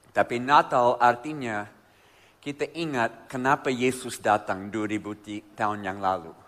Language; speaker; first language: Indonesian; non-native, fluent; English